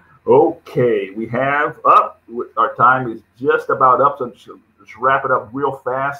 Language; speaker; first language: English; non-native, fluent; Portuguese